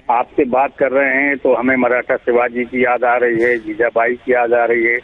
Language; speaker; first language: Hindi; native; Hindi